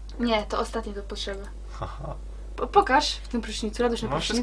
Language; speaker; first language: Polish; native; Polish